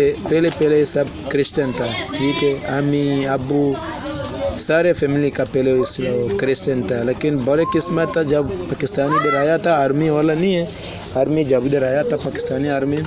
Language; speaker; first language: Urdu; non-native, learner; Swahili